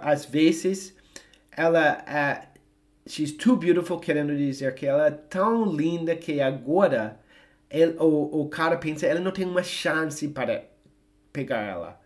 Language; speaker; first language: Portuguese; non-native, fluent; English